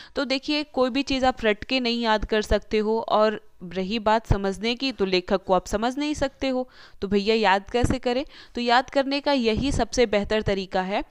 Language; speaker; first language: Hindi; native; Hindi